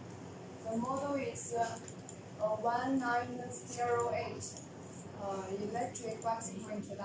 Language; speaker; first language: English; non-native, learner; Chinese